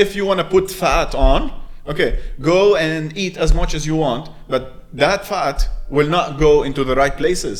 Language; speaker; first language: English; non-native, local second language; Arabic